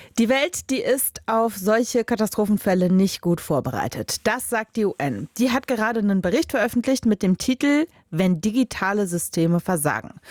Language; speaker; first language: German; native; German